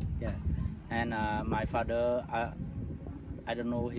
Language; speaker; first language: English; non-native, learner; Khmer